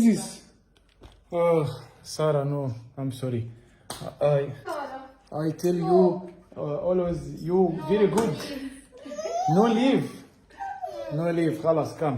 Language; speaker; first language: English; non-native, learner; Arabic